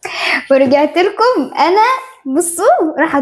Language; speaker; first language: Arabic; native; Arabic